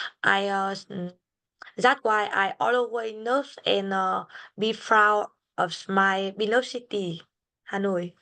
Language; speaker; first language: English; non-native, learner; Vietnamese